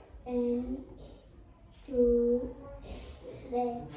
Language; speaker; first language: English; non-native, learner; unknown